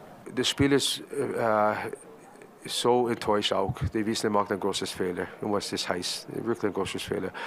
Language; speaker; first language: German; non-native, learner; English